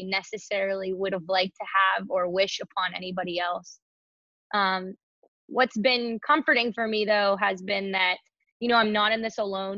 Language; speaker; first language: English; native; English